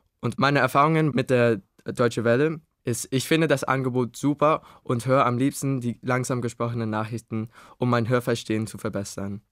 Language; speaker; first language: German; early bilingual, other home language; Indonesian